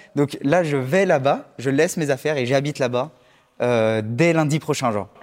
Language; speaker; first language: French; native; French